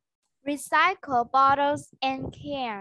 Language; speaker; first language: English; non-native, learner; Vietnamese